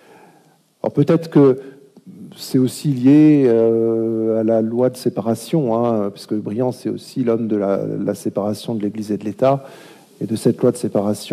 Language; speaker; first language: French; native; French